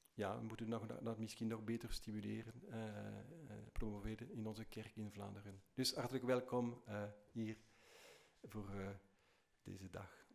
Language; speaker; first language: Dutch; non-native, local second language; French